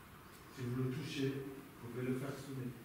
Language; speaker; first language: French; native; French